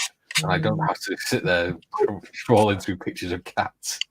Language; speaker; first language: English; native; English